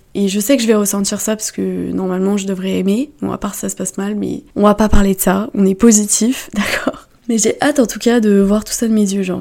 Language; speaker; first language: French; native; French